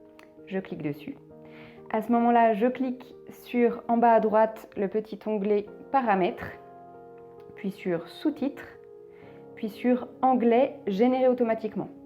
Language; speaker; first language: French; native; French